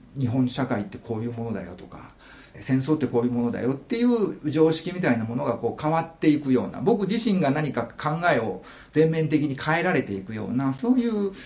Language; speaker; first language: Japanese; native; Japanese